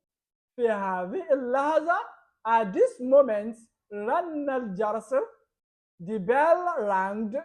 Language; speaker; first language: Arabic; non-native, fluent; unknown